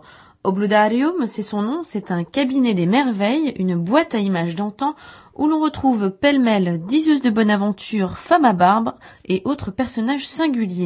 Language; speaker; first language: French; native; French